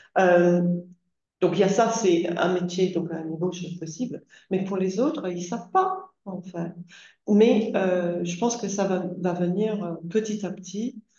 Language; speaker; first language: French; non-native, fluent; English